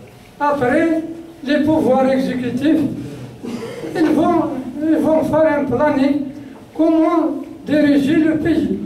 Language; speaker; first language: French; non-native, local second language; Kabyle